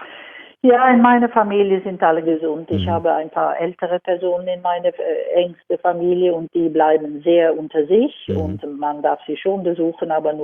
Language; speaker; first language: German; non-native, fluent; Swedish